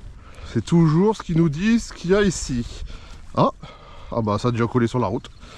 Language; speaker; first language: French; native; French